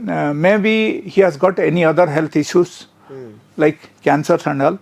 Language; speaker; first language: English; non-native, local second language; Telugu